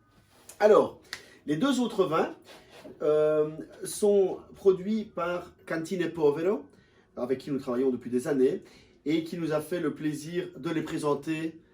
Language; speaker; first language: French; native; French